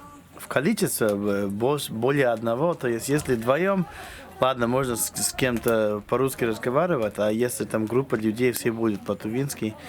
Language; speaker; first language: Russian; non-native, fluent; English